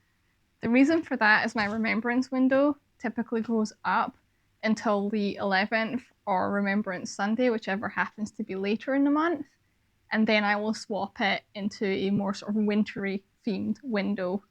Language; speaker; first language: English; native; English